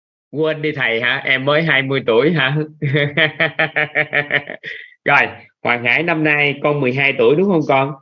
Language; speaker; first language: Vietnamese; native; Vietnamese